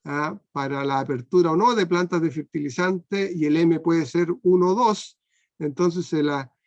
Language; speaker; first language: Spanish; non-native, fluent; Portuguese